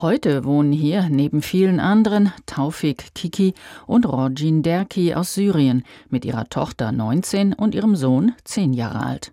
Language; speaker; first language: German; native; German